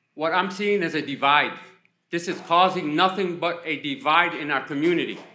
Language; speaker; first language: English; native; English